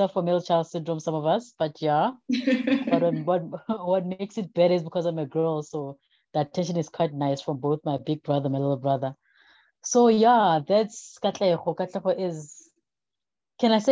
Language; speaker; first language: English; non-native, local second language; Southern Sotho